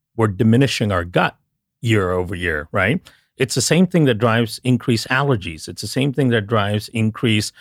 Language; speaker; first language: English; non-native, local second language; Tamil